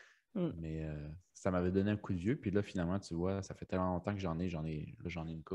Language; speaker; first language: French; early bilingual, other home language; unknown